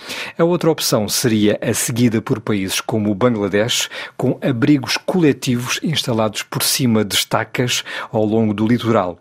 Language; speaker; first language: Portuguese; native; Portuguese